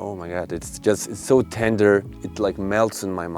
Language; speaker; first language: English; non-native, local second language; Mongolian